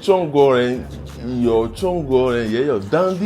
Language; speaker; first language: Chinese; non-native, fluent; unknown